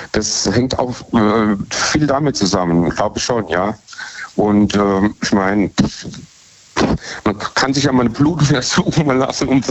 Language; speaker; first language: German; native; German